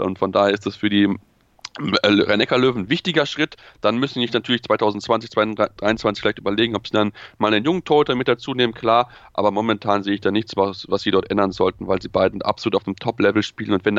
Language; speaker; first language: German; native; German